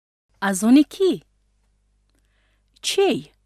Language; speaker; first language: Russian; non-native, local second language; Tajik